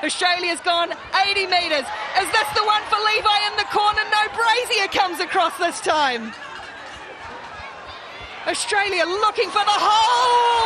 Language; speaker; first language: English; native; English